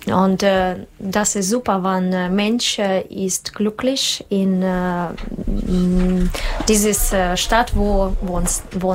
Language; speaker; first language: German; non-native, learner; Russian